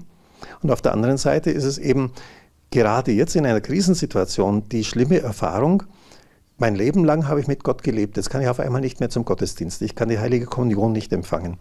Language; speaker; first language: German; native; German